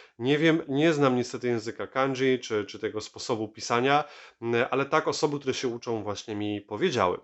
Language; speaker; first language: Polish; native; Polish